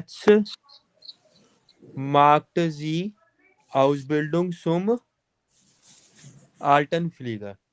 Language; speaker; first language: German; non-native, fluent; Hindi